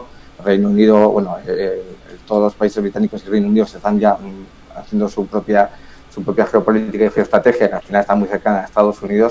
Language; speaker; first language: Spanish; native; Spanish